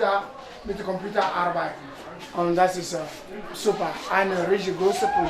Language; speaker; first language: German; non-native, learner; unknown